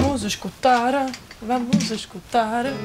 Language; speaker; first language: Spanish; non-native, fluent; Portuguese